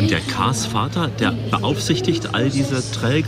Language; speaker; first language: German; native; German